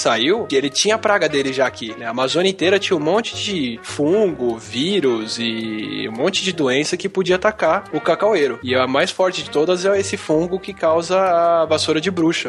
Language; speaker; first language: Portuguese; native; Portuguese